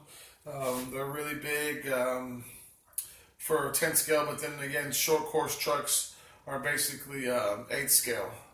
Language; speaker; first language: English; native; English